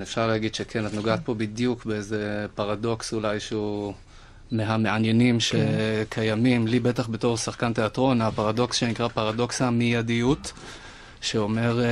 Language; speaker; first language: Hebrew; native; Hebrew